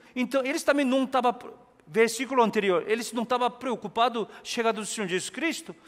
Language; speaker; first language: Portuguese; non-native, fluent; Korean